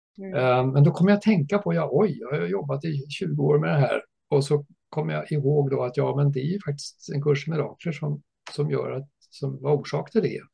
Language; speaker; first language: Swedish; early bilingual, other home language; English